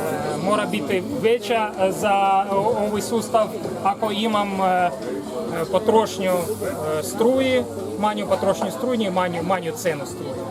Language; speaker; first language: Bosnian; non-native, learner; Ukrainian